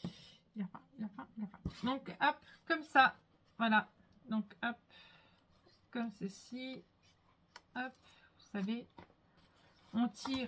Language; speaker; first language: French; native; French